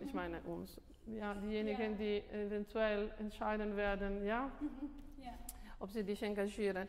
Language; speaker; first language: German; non-native, fluent; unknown